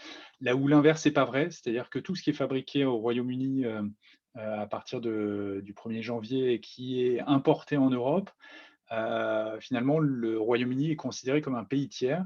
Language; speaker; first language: French; native; French